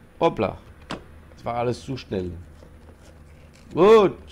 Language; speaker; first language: German; non-native, learner; French